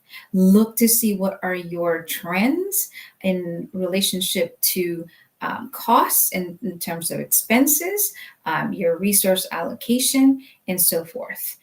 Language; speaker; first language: English; native; English